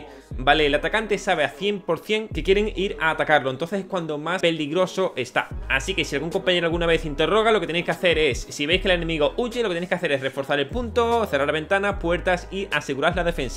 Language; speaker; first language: Spanish; native; Spanish